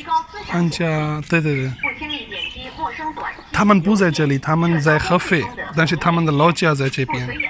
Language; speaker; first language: Chinese; non-native, learner; Punjabi